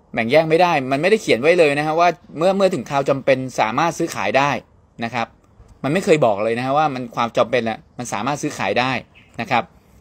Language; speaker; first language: Thai; native; Thai